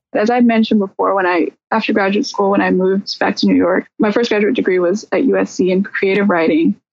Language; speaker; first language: English; native; English